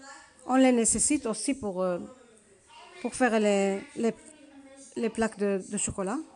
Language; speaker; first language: French; non-native, learner; Arabic